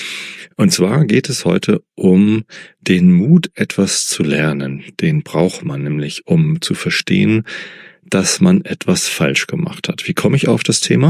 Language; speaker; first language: German; native; German